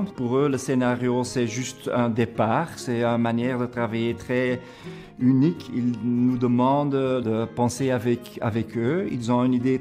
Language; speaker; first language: French; non-native, local second language; Dutch